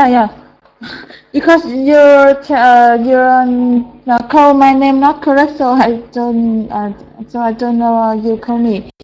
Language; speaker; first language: English; non-native, learner; Vietnamese